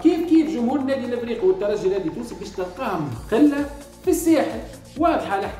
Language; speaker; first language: Arabic; native; Arabic